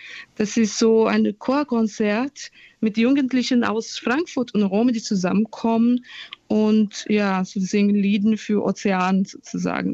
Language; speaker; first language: German; non-native, fluent; Portuguese